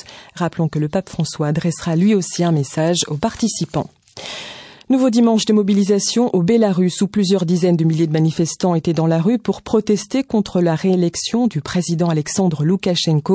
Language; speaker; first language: French; native; French